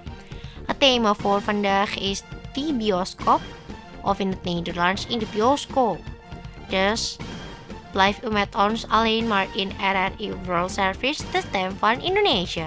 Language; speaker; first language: Dutch; non-native, fluent; Indonesian